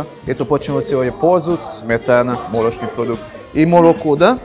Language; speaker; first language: Russian; non-native, learner; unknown